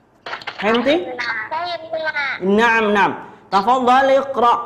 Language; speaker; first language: Arabic; non-native, fluent; Indonesian